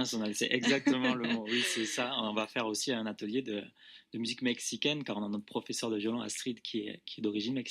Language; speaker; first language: French; native; French